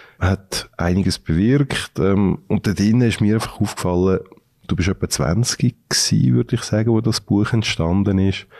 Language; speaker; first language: German; native; German